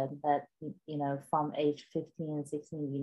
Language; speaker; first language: English; non-native, fluent; Chinese